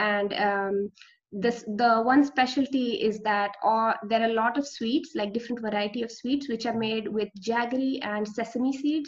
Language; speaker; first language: English; non-native, local second language; Marathi